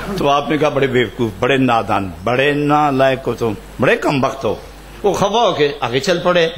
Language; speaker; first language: Urdu; non-native, local second language; Punjabi